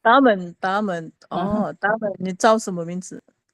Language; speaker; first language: Chinese; non-native, learner; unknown